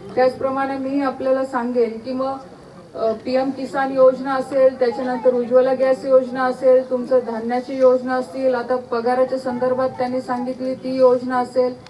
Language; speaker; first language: Marathi; native; Marathi